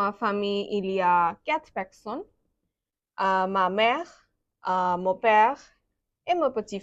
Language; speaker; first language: French; non-native, learner; Bangla